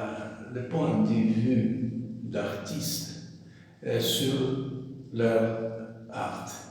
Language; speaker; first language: French; non-native, learner; Portuguese